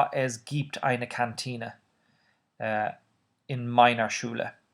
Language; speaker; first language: German; non-native, fluent; Irish